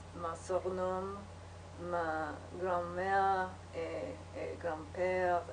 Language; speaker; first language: French; non-native, learner; English